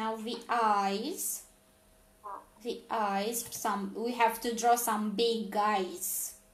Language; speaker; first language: English; non-native, fluent; Romanian